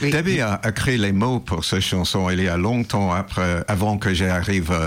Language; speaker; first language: French; non-native, learner; English